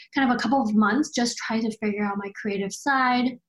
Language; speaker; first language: English; early bilingual, other home language; Chinese